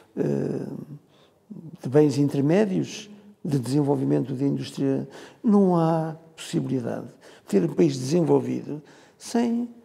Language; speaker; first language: Portuguese; native; Portuguese